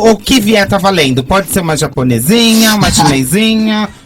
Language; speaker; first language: Portuguese; native; Portuguese